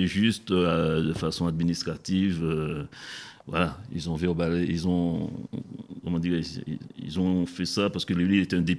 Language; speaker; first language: French; native; French